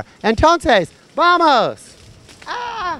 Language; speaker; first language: Spanish; non-native, learner; English